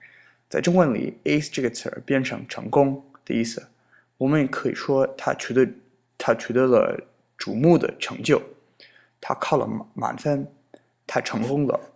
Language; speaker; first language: Chinese; non-native, fluent; English